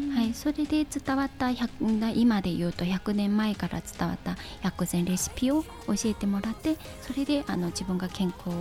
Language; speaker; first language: Japanese; non-native, fluent; Chinese